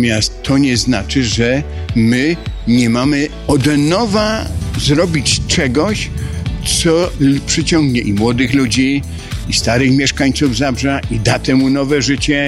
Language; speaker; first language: Polish; native; Polish